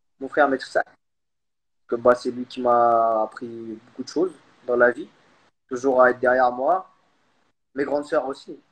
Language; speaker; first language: French; early bilingual, other home language; Khmer